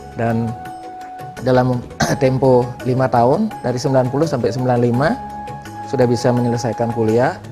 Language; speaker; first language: Indonesian; non-native, local second language; Balinese